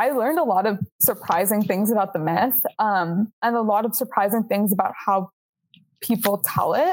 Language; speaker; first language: English; native; English